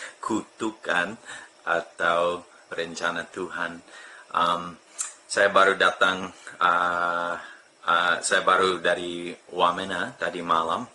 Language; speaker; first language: Indonesian; non-native, fluent; English